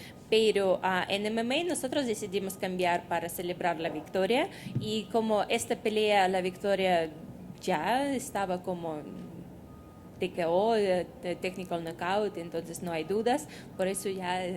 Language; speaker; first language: Spanish; non-native, fluent; Russian